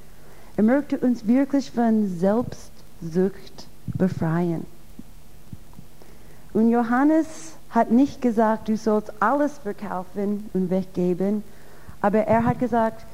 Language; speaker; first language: German; non-native, fluent; English